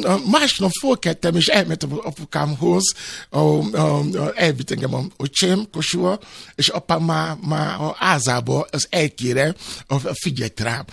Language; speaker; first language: Hungarian; non-native, fluent; Yoruba